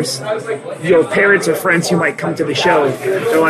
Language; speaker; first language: English; native; English